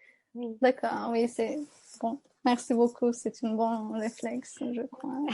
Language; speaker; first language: French; non-native, fluent; Turkish